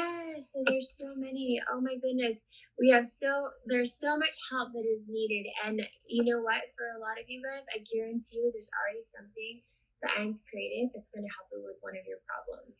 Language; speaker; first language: English; native; English